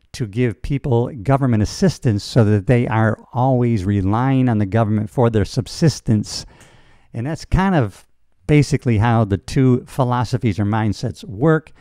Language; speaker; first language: English; native; English